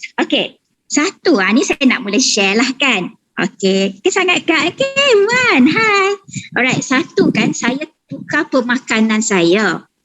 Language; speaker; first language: Malay; native; Malay